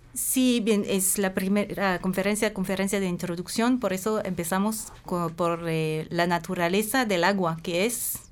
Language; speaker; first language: Spanish; non-native, fluent; French